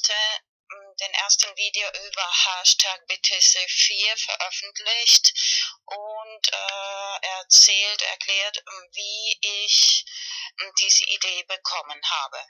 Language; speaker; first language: German; non-native, fluent; Spanish